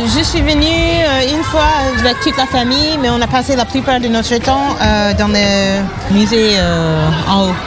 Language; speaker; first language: French; non-native, fluent; English